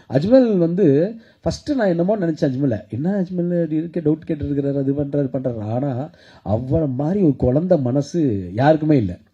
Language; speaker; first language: Tamil; native; Tamil